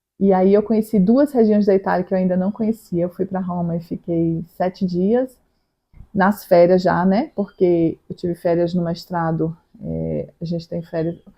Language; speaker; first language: Portuguese; native; Portuguese